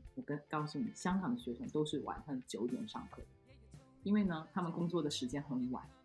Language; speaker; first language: Chinese; non-native, local second language; Cantonese